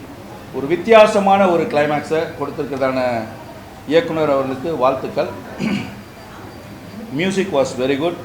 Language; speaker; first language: Tamil; native; Tamil